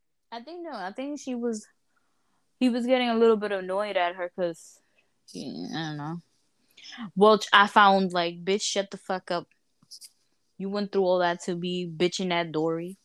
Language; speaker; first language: English; early bilingual, other home language; Spanish